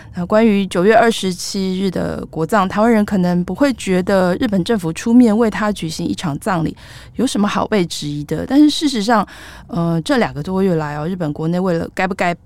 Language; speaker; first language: Chinese; native; Chinese